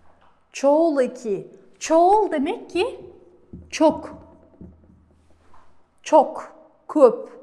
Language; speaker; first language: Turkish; non-native, fluent; Kazakh